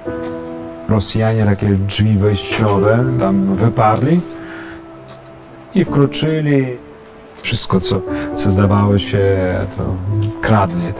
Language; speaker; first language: Polish; non-native, fluent; Ukrainian